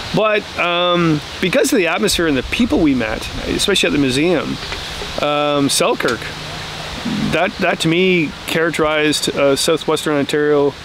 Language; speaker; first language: English; native; English